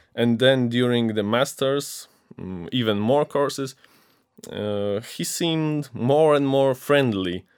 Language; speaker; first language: English; non-native, fluent; Polish